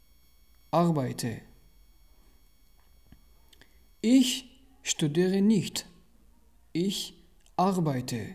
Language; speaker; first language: German; non-native, learner; Tajik